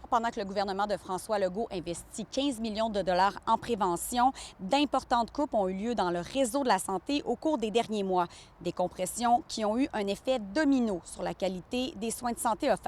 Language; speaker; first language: French; native; French